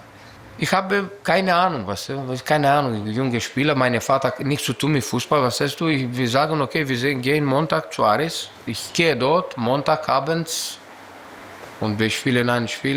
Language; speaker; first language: German; non-native, local second language; Greek